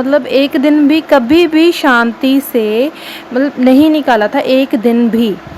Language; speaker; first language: Hindi; non-native, local second language; Punjabi